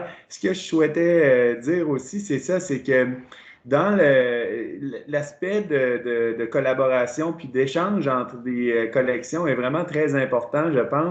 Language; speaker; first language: French; native; French